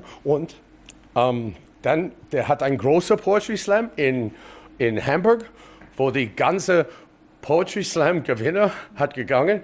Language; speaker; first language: German; non-native, fluent; English